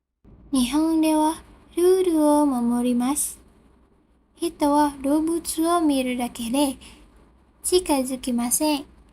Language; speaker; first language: Japanese; non-native, learner; Indonesian